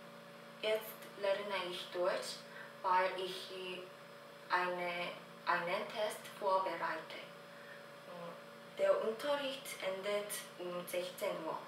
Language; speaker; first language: German; non-native, learner; Korean